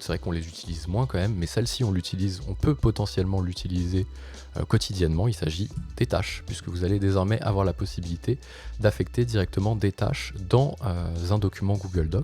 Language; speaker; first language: French; native; French